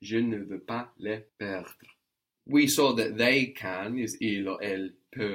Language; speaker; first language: French; non-native, fluent; English